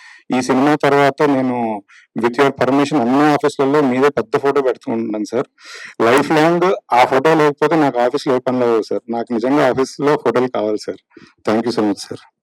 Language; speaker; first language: Telugu; native; Telugu